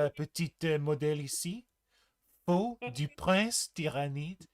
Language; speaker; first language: French; non-native, learner; English